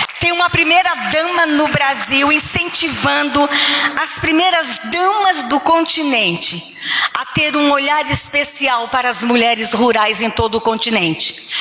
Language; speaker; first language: Portuguese; native; Portuguese